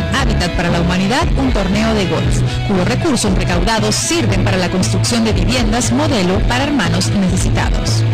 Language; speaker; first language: Spanish; native; Spanish